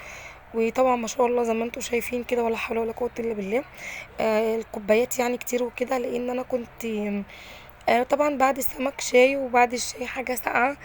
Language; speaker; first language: Arabic; native; Arabic